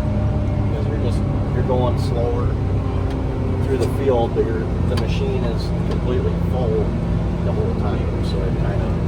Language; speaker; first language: English; native; English